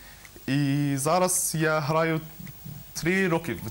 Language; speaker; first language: Ukrainian; non-native, learner; Arabic